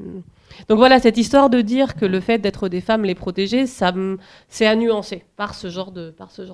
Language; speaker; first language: French; native; French